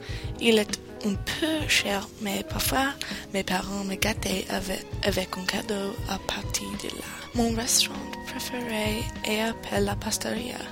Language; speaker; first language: French; non-native, learner; English